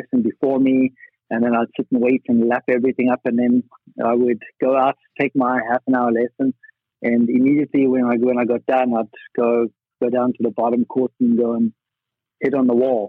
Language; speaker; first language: English; native; English